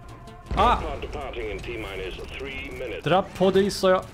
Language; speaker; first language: Korean; non-native, learner; German